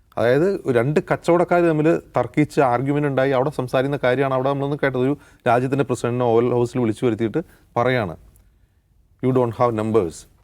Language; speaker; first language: Malayalam; native; Malayalam